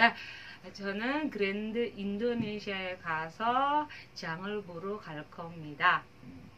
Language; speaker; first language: Korean; non-native, learner; Indonesian